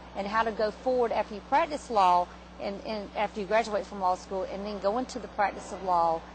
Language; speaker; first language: English; native; English